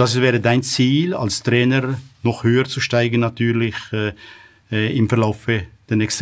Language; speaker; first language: German; native; German